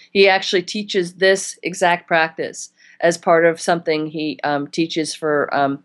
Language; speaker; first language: English; native; English